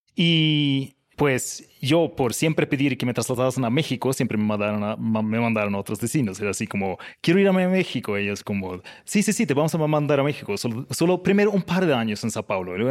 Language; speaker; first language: Spanish; non-native, fluent; Swedish